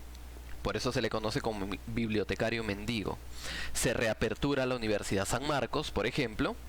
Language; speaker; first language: Spanish; native; Spanish